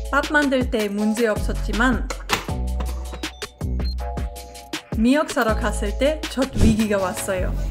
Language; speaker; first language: Korean; non-native, fluent; German